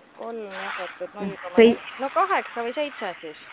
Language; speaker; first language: Estonian; native; Estonian